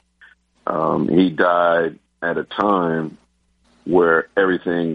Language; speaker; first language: English; native; English